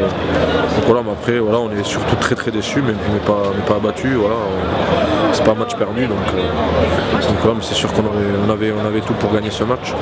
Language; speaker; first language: French; native; French